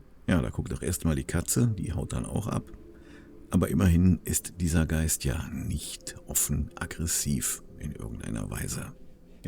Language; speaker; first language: German; native; German